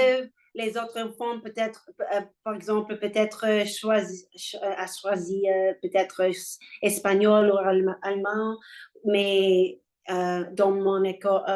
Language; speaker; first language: French; non-native, learner; English